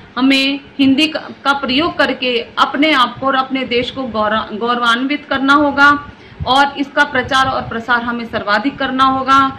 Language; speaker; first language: Hindi; native; Hindi